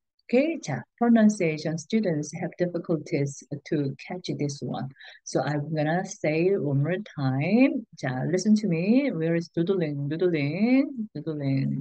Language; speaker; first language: English; non-native, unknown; Korean